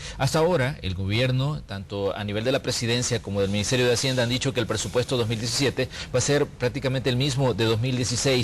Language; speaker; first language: Spanish; native; Spanish